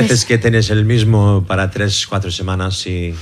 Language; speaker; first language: Spanish; non-native, learner; English